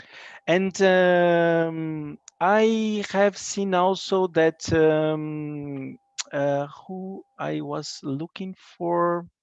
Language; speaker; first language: English; non-native, fluent; Portuguese